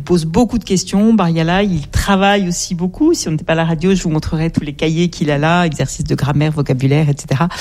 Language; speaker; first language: French; native; French